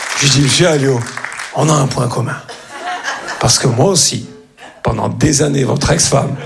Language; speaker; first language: French; early bilingual, other home language; Arabic